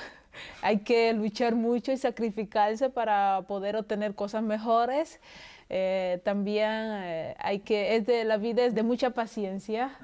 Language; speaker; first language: Spanish; non-native, local second language; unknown